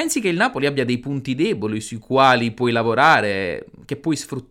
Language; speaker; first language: Italian; native; Italian